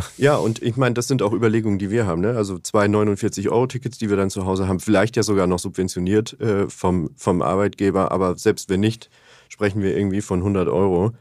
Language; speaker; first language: German; native; German